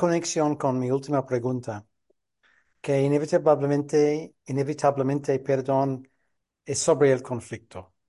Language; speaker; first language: Spanish; non-native, fluent; English